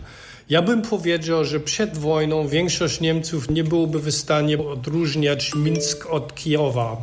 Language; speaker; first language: Polish; non-native, fluent; German